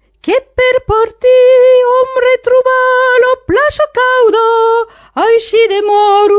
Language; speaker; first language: French; native; French